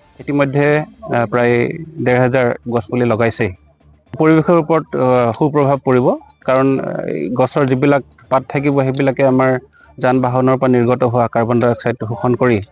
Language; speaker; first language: Assamese; native; Assamese